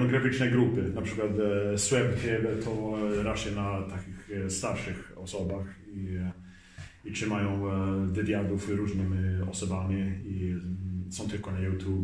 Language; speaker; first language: Polish; early bilingual, heritage; Swedish